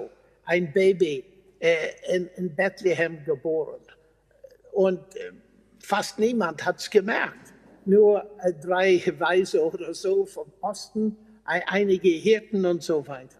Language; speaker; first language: German; non-native, fluent; English